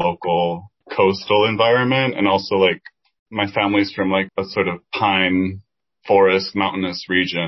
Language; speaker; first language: English; non-native, fluent; Spanish